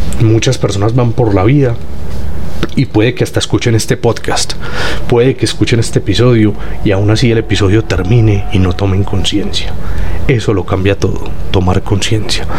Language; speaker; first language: Spanish; native; Spanish